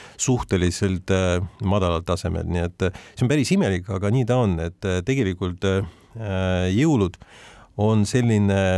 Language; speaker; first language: Estonian; non-native, local second language; Russian